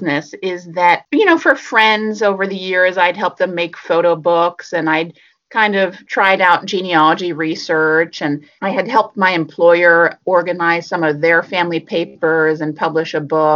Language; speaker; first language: English; native; English